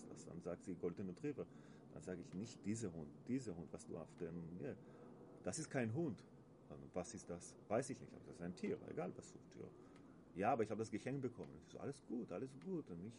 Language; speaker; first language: German; non-native, learner; Hebrew